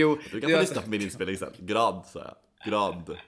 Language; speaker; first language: Swedish; native; Swedish